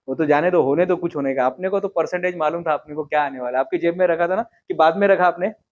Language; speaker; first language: Hindi; non-native, local second language; Marathi